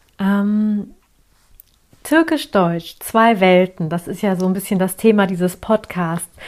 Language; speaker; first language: German; early bilingual, other home language; Turkish